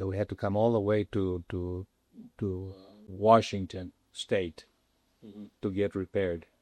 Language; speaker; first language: English; non-native, local second language; Spanish